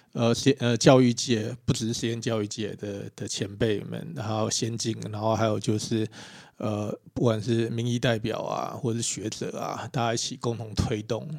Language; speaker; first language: Chinese; native; Chinese